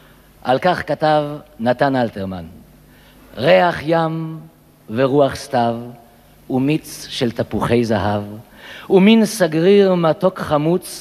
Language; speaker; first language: Hebrew; native; Hebrew